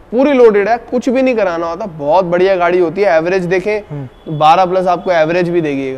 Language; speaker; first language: Hindi; native; Hindi